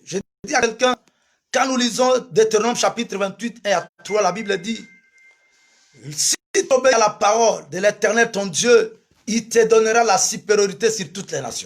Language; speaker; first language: French; non-native, local second language; Lingala